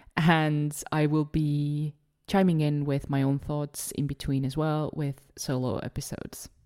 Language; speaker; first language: English; non-native, fluent; Estonian